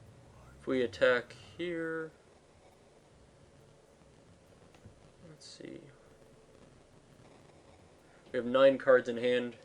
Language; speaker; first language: English; native; English